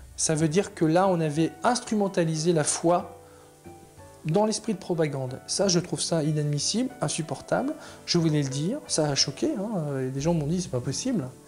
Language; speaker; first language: French; native; French